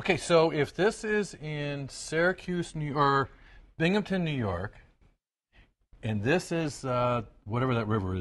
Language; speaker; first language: English; native; English